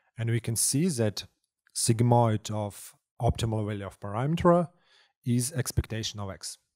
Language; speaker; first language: English; non-native, fluent; Russian